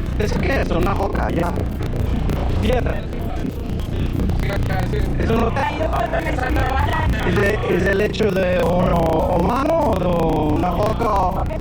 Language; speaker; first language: Spanish; non-native, learner; English